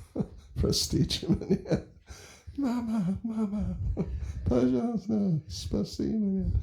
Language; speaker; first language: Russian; non-native, learner; English